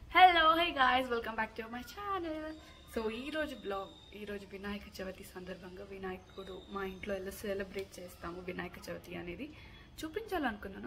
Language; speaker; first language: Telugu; non-native, local second language; Marathi